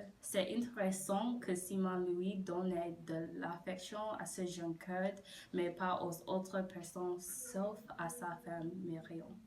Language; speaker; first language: French; non-native, learner; English